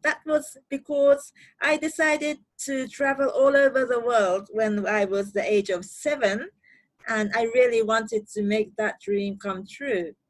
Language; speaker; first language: English; non-native, learner; Japanese